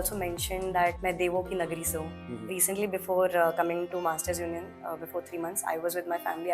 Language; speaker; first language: English; non-native, local second language; Hindi